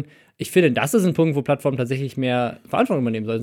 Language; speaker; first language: German; native; German